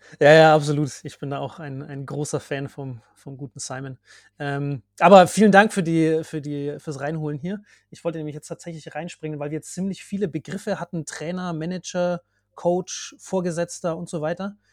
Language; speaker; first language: German; native; German